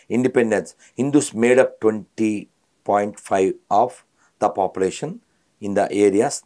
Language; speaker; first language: English; non-native, local second language; Telugu